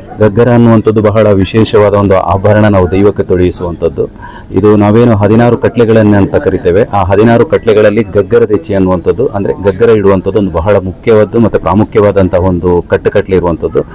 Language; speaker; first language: Kannada; non-native, local second language; Tulu